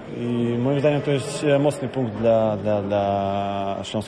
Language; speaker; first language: Polish; non-native, fluent; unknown